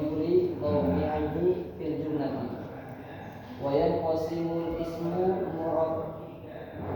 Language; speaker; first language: Arabic; non-native, learner; Indonesian